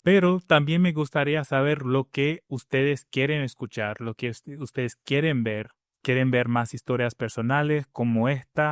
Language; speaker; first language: Spanish; non-native, fluent; English